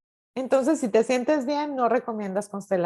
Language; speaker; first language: Spanish; native; Spanish